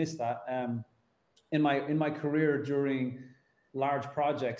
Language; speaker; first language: English; native; English